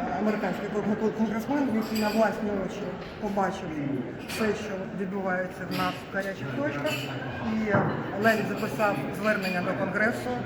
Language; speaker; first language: Ukrainian; native; Ukrainian